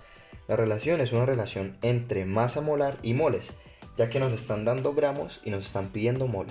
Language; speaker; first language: Spanish; native; Spanish